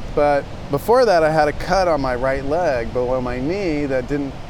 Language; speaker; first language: English; native; English